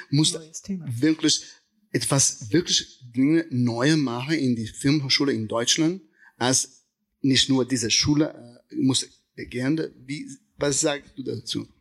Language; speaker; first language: German; non-native, learner; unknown